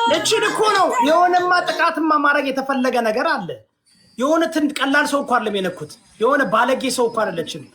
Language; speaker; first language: Amharic; early bilingual, heritage; Amharic